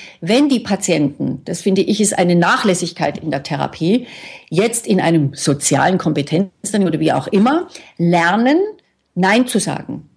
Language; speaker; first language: German; native; German